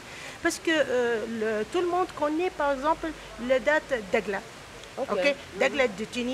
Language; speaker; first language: French; non-native, local second language; Arabic